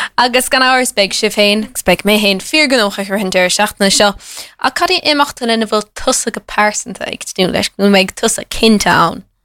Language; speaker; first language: Irish; native; Irish